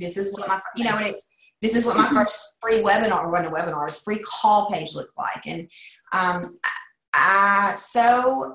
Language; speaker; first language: English; native; English